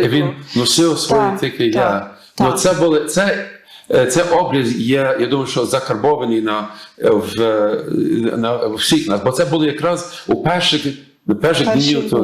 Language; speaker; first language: Ukrainian; early bilingual, heritage; English